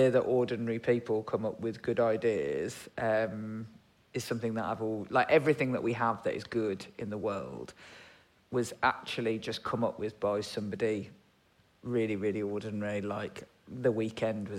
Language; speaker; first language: English; native; English